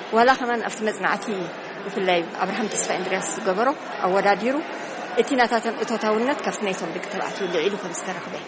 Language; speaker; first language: Tigrinya; non-native, local second language; Afar